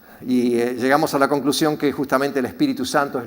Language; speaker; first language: Spanish; native; Spanish